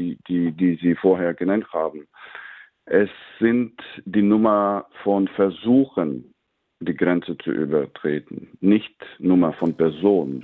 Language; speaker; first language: German; non-native, fluent; Latvian